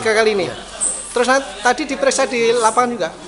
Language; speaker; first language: Indonesian; native; Indonesian